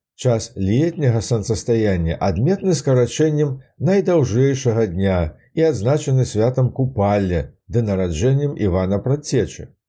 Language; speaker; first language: Belarusian; native; Belarusian